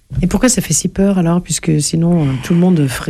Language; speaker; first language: French; native; French